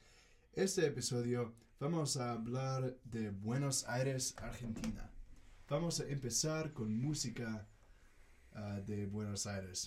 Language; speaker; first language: Spanish; non-native, learner; English